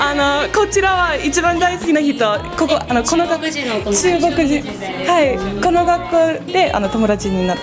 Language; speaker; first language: Japanese; non-native, learner; English